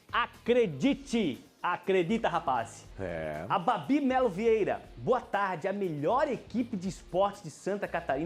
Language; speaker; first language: Portuguese; native; Portuguese